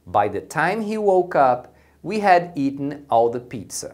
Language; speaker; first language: English; non-native, fluent; Portuguese